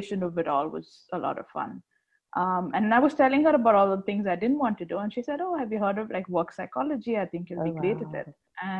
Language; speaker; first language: English; non-native, local second language; Tamil